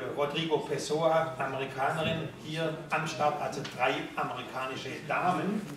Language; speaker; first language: German; native; German